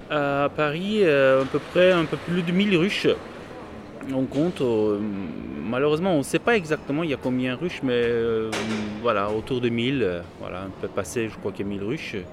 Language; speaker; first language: French; non-native, fluent; Turkish